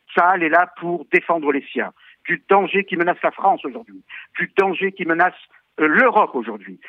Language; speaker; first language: French; native; French